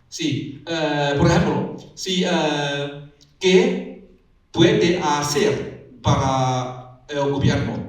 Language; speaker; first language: Spanish; non-native, learner; Chinese